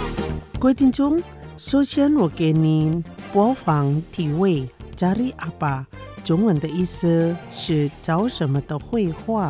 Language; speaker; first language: Chinese; non-native, fluent; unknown